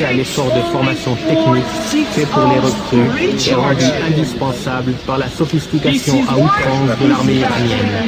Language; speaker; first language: French; native; French